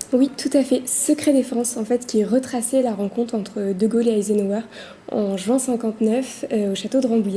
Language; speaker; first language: French; native; French